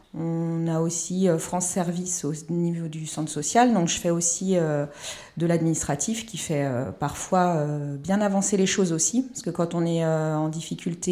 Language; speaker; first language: French; native; French